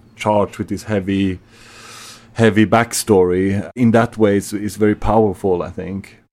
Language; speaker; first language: English; non-native, fluent; Swedish